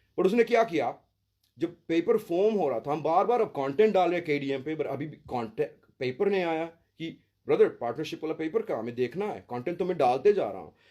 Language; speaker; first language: Hindi; early bilingual, heritage; Hindi